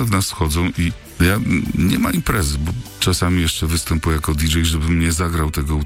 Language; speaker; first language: Polish; native; Polish